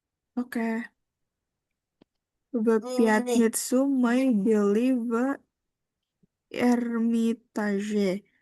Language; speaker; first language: Russian; non-native, learner; Indonesian